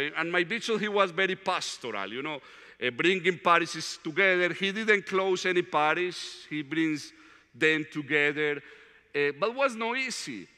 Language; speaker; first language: English; non-native, fluent; Spanish